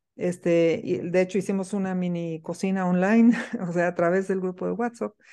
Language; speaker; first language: Spanish; native; Spanish